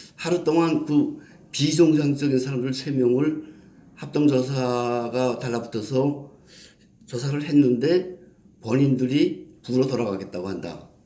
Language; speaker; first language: Korean; native; Korean